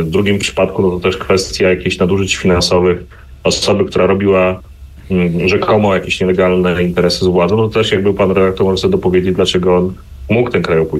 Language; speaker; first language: Polish; native; Polish